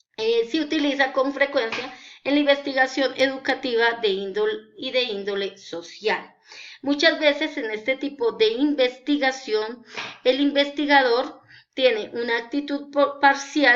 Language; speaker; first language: Spanish; native; Spanish